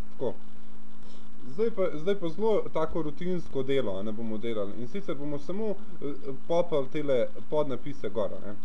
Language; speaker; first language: Slovenian; early bilingual, other home language; Bosnian